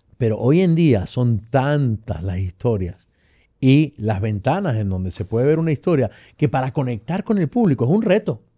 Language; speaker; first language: Spanish; native; Spanish